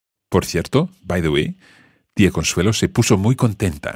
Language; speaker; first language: Spanish; non-native, fluent; English